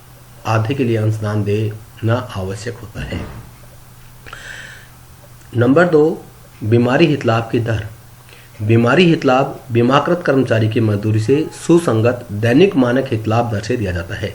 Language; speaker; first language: Hindi; native; Hindi